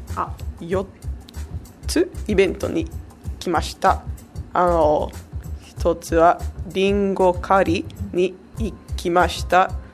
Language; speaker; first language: Japanese; non-native, learner; English